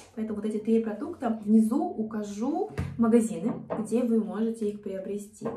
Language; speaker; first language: Russian; non-native, fluent; Korean